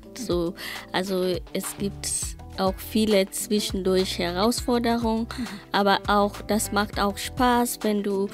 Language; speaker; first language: German; non-native, learner; Swahili